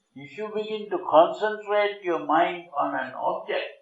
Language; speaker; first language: English; non-native, local second language; Sinhala